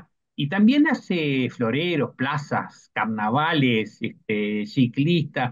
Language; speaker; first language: Spanish; native; Spanish